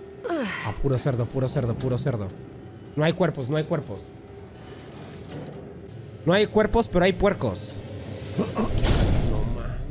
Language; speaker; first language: Spanish; native; Spanish